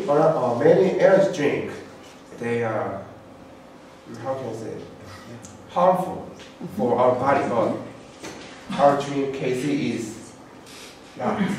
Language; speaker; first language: English; non-native, learner; Korean